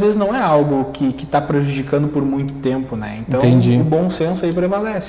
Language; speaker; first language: Portuguese; native; Portuguese